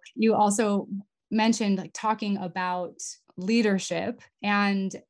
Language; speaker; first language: English; native; English